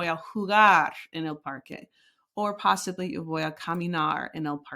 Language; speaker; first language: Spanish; non-native, fluent; English